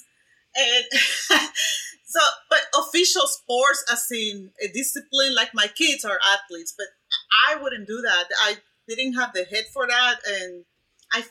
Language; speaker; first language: English; non-native, fluent; Spanish